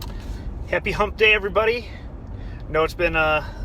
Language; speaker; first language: English; native; English